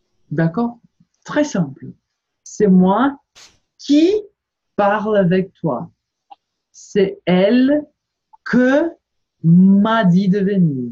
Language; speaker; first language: French; non-native, fluent; Portuguese